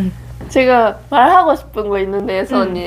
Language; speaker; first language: Korean; non-native, fluent; Japanese